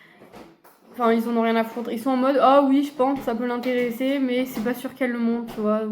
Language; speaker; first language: French; native; French